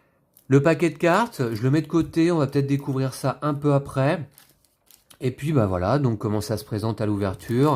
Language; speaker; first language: French; native; French